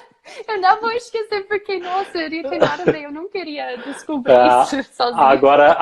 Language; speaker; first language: Portuguese; non-native, fluent; English